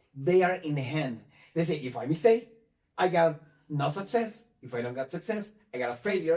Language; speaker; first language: English; non-native, fluent; Spanish